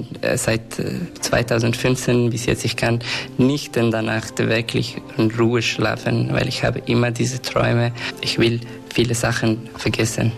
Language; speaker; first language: German; non-native, learner; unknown